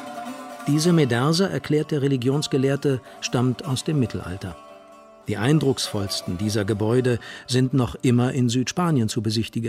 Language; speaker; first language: German; native; German